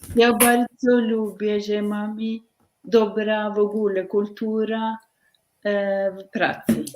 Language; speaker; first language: Polish; non-native, learner; Norwegian